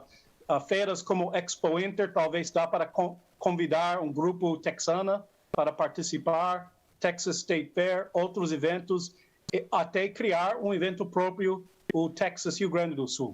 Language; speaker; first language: Portuguese; non-native, fluent; English